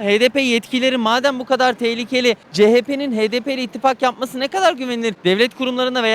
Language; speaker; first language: Turkish; native; Turkish